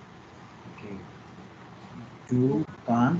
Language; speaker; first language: German; non-native, learner; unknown